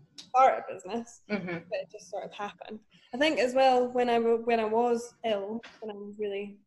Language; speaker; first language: English; native; English